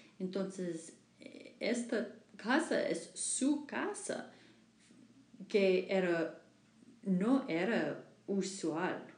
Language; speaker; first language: Spanish; non-native, learner; English